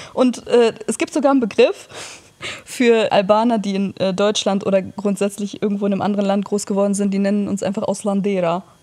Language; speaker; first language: German; early bilingual, other home language; Albanian